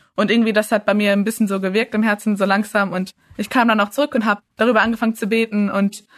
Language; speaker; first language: German; early bilingual, other home language; English